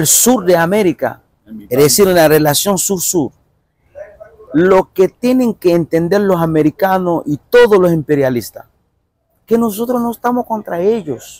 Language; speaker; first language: Spanish; non-native, fluent; Bambara